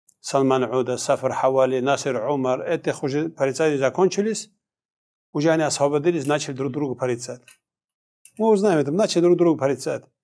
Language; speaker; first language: Russian; non-native, local second language; Kumyk